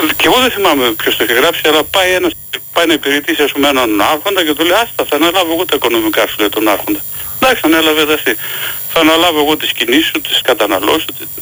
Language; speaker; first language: Greek; native; Greek